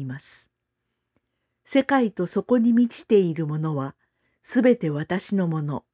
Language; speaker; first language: Japanese; non-native, fluent; Korean